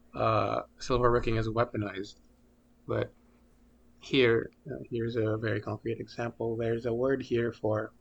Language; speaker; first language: English; early bilingual, other home language; Filipino